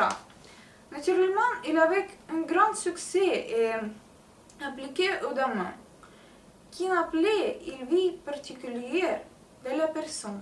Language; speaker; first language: French; non-native, learner; Russian